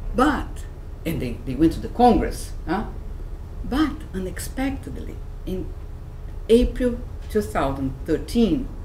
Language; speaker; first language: English; non-native, fluent; Portuguese